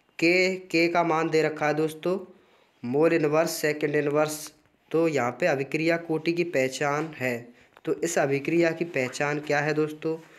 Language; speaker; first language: Hindi; native; Hindi